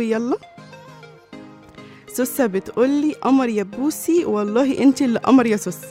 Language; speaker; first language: Arabic; native; Arabic